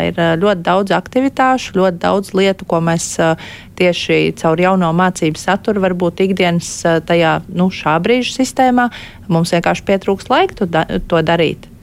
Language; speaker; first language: Latvian; native; Latvian